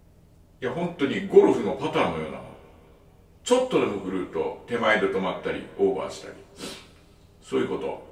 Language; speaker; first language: Japanese; native; Japanese